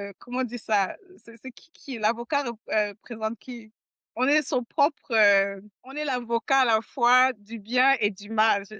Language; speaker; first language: French; native; French